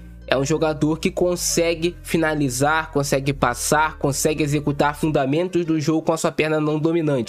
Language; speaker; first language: Portuguese; native; Portuguese